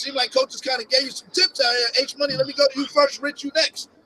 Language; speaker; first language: English; native; English